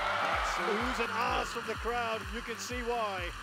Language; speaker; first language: English; native; English